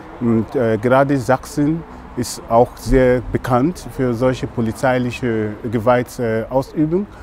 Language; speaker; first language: German; native; German